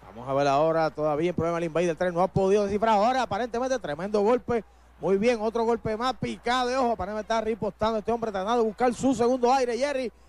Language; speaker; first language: Spanish; native; Spanish